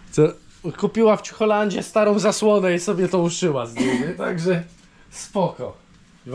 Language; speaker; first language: Polish; native; Polish